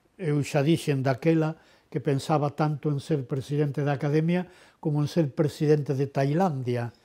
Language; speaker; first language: Galician; non-native, local second language; Spanish